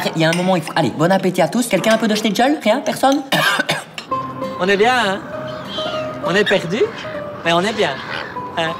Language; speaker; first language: French; native; French